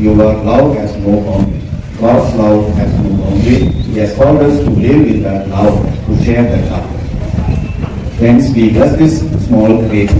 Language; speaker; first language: English; non-native, local second language; Telugu